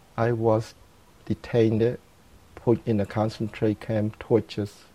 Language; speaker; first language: English; non-native, fluent; Khmer